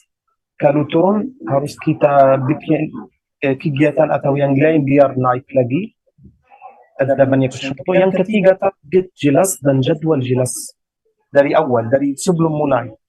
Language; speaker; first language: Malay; non-native, learner; Arabic